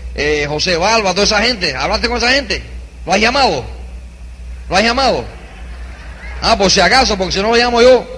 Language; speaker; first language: Spanish; early bilingual, heritage; Spanish